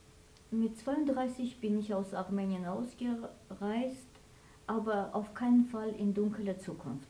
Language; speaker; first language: German; non-native, fluent; Armenian